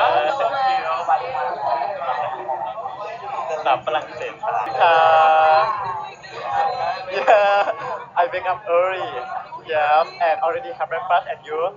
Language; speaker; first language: English; non-native, learner; Thai